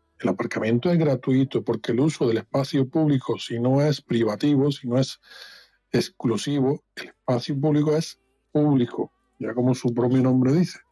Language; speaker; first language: Spanish; native; Spanish